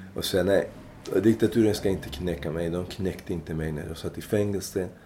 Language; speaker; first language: Swedish; non-native, fluent; Spanish